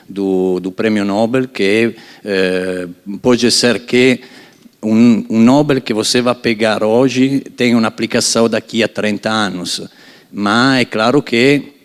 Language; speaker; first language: Portuguese; non-native, fluent; Italian